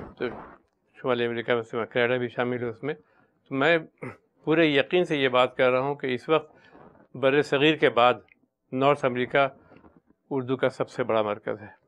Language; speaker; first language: Urdu; native; Urdu